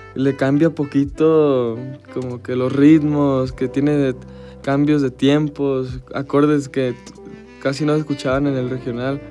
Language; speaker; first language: Spanish; early bilingual, heritage; Spanish